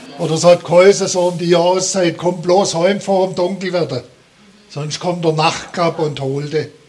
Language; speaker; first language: German; native; German